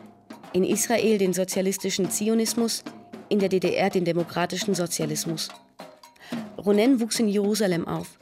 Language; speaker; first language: German; native; German